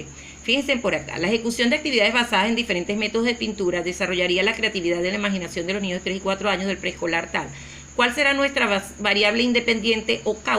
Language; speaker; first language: Spanish; native; Spanish